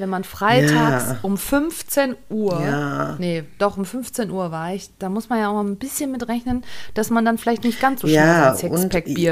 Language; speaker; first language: German; native; German